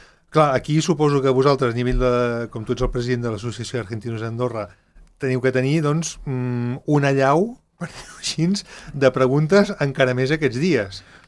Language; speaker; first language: Catalan; native; Catalan